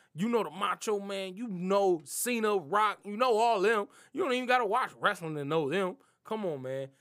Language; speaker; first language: English; native; English